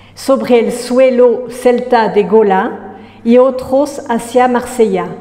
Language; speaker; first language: Spanish; non-native, fluent; French